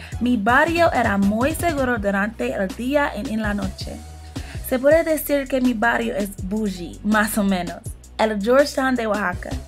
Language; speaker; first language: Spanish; non-native, learner; English